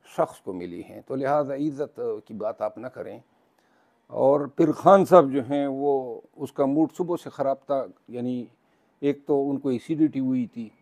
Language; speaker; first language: Urdu; non-native, local second language; Pashto